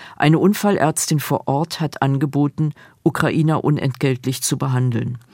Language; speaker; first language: German; native; German